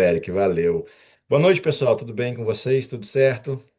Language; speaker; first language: Portuguese; native; Portuguese